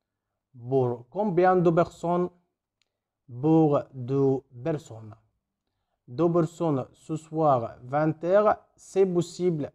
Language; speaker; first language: French; non-native, fluent; Arabic